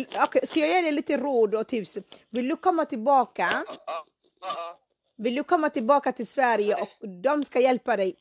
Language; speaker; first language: Swedish; non-native, fluent; Somali